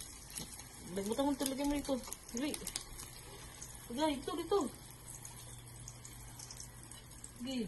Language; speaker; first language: Filipino; non-native, local second language; Cebuano